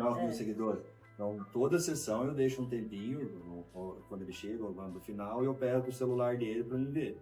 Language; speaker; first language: Portuguese; native; Portuguese